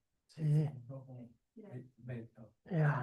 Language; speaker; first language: Italian; non-native, learner; Tibetan